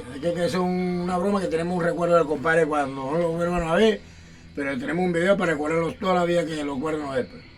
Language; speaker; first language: Spanish; native; Spanish